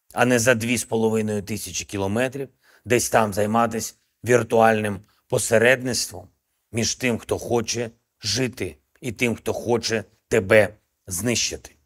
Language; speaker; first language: Ukrainian; non-native, local second language; Russian